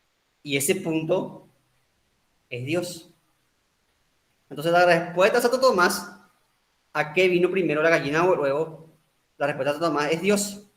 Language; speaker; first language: Spanish; native; Spanish